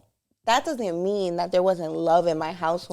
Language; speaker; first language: English; native; English